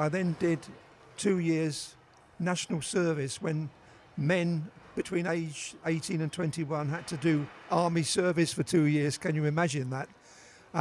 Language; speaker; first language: English; native; English